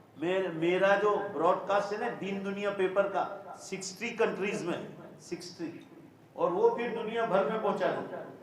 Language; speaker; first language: Urdu; non-native, local second language; Gujarati